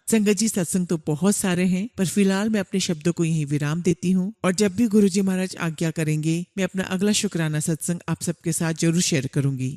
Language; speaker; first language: Hindi; native; Hindi